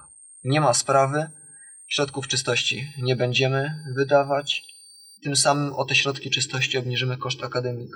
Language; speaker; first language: Polish; native; Polish